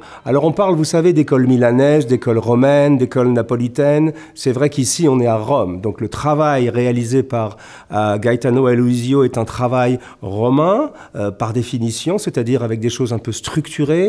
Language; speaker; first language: French; native; French